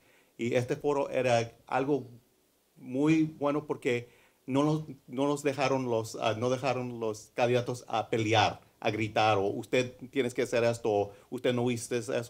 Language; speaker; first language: Spanish; early bilingual, heritage; English